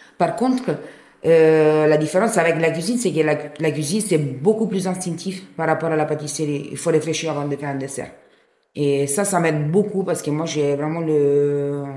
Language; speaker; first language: French; non-native, fluent; Italian